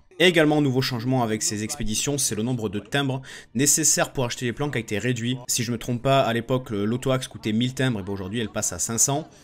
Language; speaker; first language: French; native; French